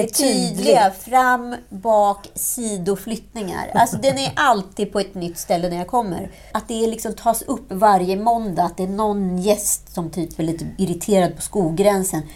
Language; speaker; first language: Swedish; native; Swedish